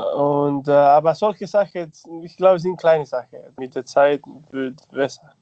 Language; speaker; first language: German; non-native, learner; Spanish